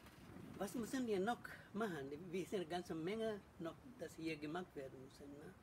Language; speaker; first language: German; non-native, learner; Sinhala